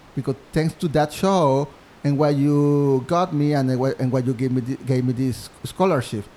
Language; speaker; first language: English; non-native, fluent; Spanish